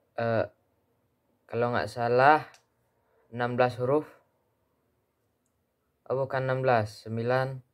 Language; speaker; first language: Indonesian; early bilingual, heritage; Indonesian